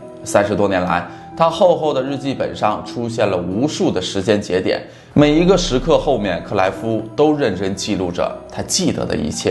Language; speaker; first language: Chinese; native; Chinese